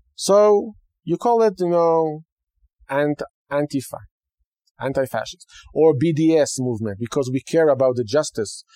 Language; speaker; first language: English; non-native, fluent; Hebrew